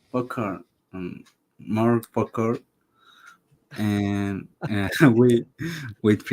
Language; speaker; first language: English; non-native, learner; Spanish